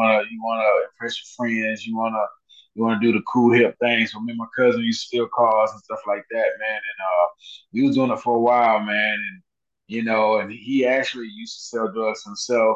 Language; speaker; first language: English; native; English